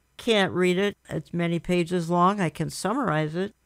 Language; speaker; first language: English; native; English